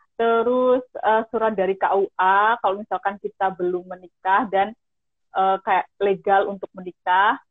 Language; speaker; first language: Indonesian; native; Indonesian